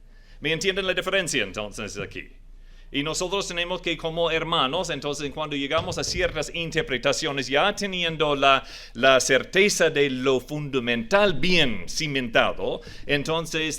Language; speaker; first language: Spanish; non-native, fluent; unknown